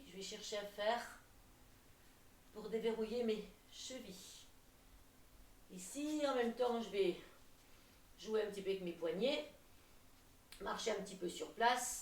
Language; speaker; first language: French; native; French